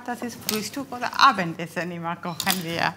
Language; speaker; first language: German; non-native, learner; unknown